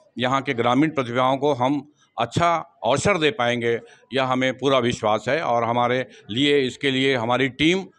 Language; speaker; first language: Hindi; native; Hindi